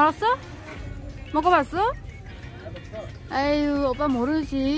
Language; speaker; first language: Korean; non-native, learner; Vietnamese